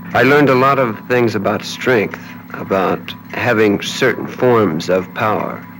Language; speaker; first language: English; native; English